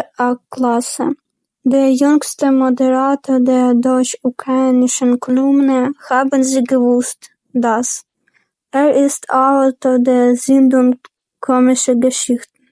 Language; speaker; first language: German; non-native, fluent; Ukrainian